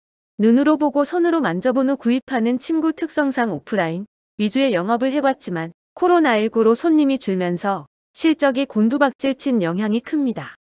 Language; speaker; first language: Korean; native; Korean